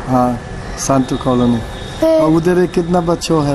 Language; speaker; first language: Hindi; non-native, learner; English